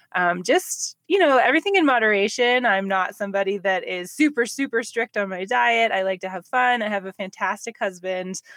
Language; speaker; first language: English; native; English